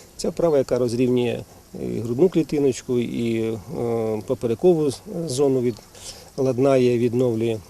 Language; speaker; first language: Ukrainian; non-native, local second language; Russian